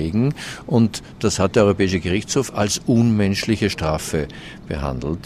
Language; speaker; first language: German; native; German